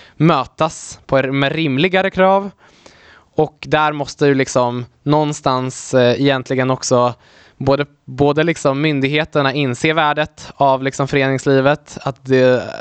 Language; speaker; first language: Swedish; early bilingual, other home language; Polish